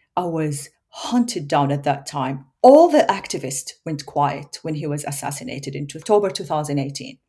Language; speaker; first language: English; non-native, fluent; Arabic